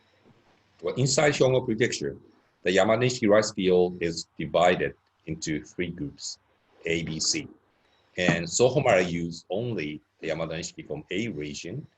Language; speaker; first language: English; non-native, fluent; Japanese